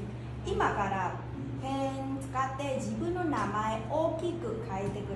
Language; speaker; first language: Japanese; non-native, fluent; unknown